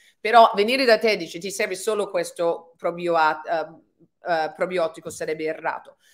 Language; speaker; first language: Italian; non-native, fluent; English